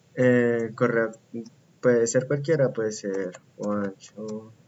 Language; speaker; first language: Spanish; native; Spanish